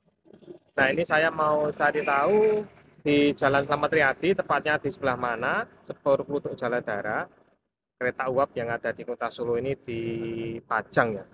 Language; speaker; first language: Indonesian; native; Indonesian